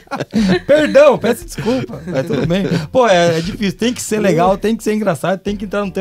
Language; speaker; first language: Portuguese; native; Portuguese